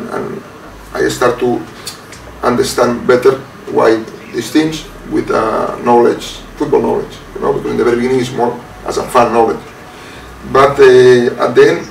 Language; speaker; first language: English; non-native, fluent; Spanish